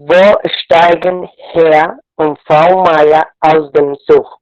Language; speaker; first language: German; non-native, learner; Spanish